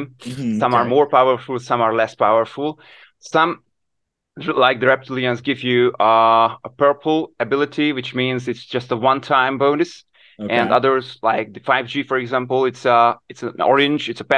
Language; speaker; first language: English; non-native, fluent; Hungarian